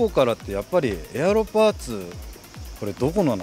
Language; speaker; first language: Japanese; native; Japanese